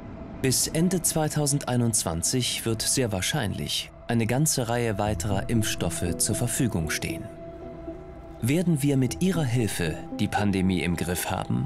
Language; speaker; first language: German; native; German